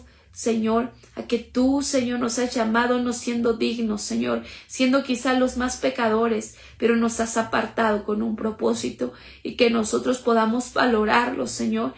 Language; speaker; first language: Spanish; native; Spanish